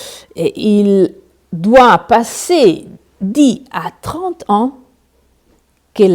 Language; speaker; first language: French; non-native, learner; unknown